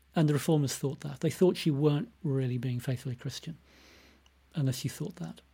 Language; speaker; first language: English; native; English